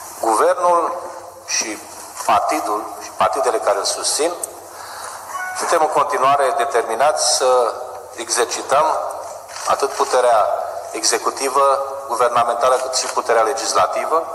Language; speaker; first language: Romanian; native; Romanian